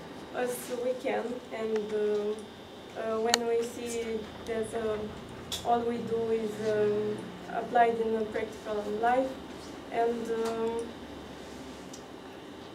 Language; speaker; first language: English; non-native, fluent; Romanian